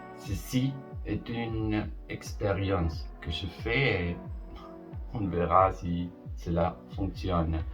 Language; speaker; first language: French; non-native, learner; Spanish